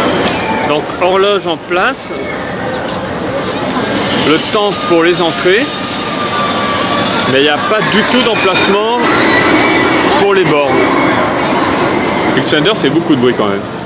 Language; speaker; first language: French; native; French